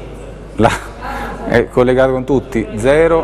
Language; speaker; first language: Italian; native; Italian